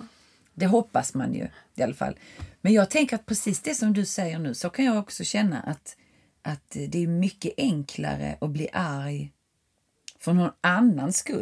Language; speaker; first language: Swedish; native; Swedish